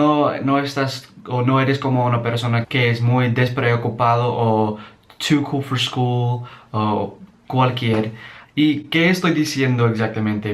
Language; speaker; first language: Spanish; non-native, learner; English